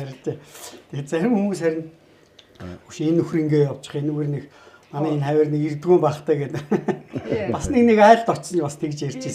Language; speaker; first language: Mongolian; native; Mongolian